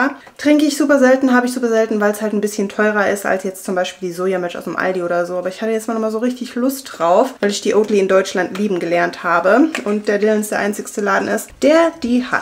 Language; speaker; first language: German; native; German